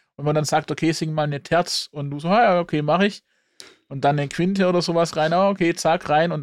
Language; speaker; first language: German; native; German